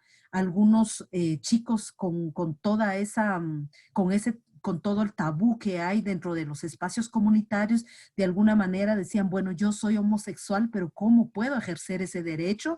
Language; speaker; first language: Spanish; native; Spanish